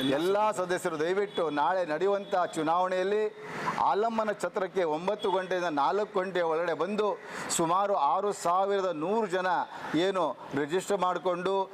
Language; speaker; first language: Kannada; non-native, local second language; Marathi